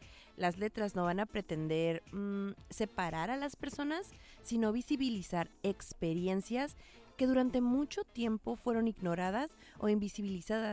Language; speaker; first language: Spanish; native; Spanish